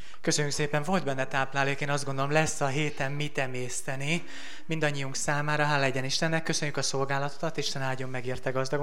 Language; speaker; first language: Hungarian; native; Hungarian